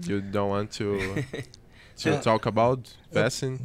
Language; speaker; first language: English; non-native, fluent; Portuguese